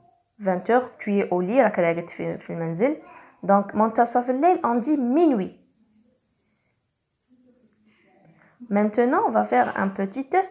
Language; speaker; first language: French; non-native, local second language; Arabic